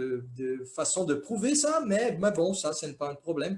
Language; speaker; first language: French; non-native, fluent; Portuguese